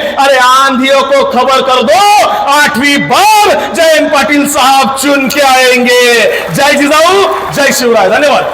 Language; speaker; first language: Hindi; non-native, local second language; Marathi